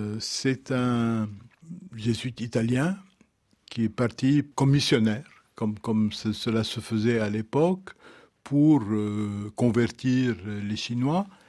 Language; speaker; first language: French; non-native, local second language; Arabic